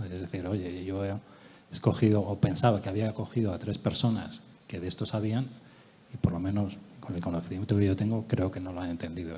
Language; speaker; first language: Spanish; native; Spanish